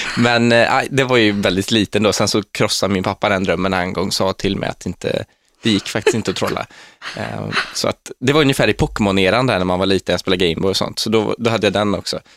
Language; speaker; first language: Swedish; native; Swedish